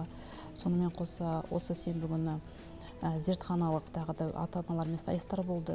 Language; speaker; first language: Kazakh; native; Kazakh